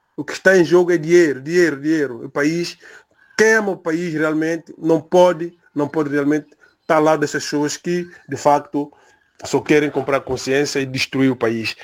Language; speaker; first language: Portuguese; native; Portuguese